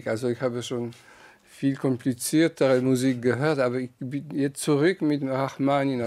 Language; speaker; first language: German; non-native, fluent; Polish